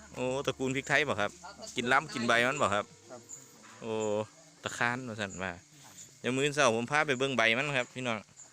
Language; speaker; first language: Thai; native; Thai